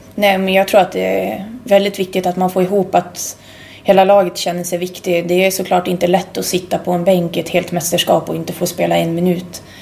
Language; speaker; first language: Swedish; native; Swedish